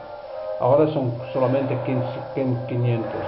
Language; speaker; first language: Spanish; non-native, fluent; Dutch